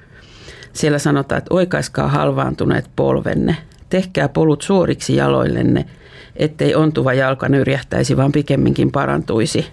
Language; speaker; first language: Finnish; native; Finnish